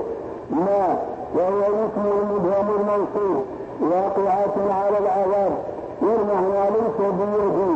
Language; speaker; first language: Arabic; native; Arabic